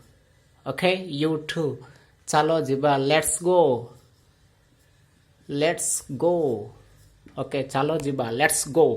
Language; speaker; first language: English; non-native, local second language; Odia